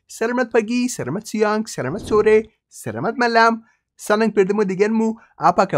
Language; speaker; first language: Indonesian; non-native, learner; English